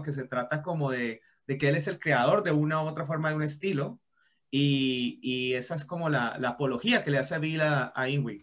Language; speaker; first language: Spanish; native; Spanish